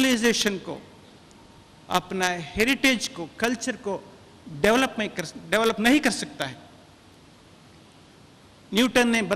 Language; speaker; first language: Hindi; non-native, local second language; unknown